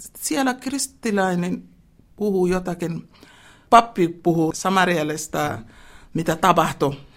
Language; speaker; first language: Finnish; non-native, learner; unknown